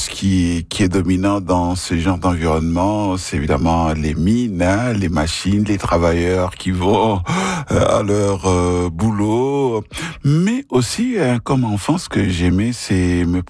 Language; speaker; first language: French; non-native, local second language; Swahili